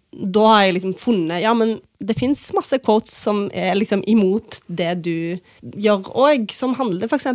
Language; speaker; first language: Norwegian; early bilingual, other home language; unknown